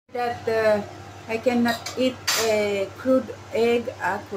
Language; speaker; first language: English; non-native, local second language; Filipino